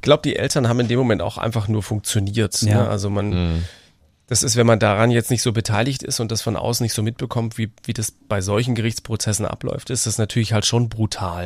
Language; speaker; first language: German; native; German